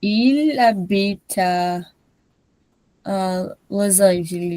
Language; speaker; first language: French; non-native, learner; Portuguese